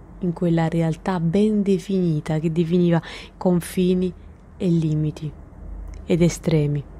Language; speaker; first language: Italian; native; Italian